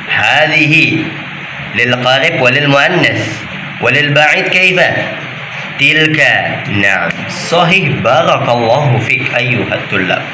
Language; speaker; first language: Arabic; non-native, fluent; Indonesian